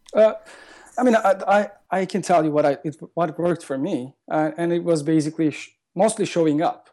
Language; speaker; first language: English; non-native, fluent; Turkish